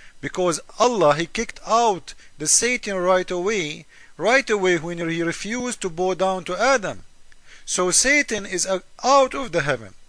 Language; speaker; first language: English; non-native, fluent; Arabic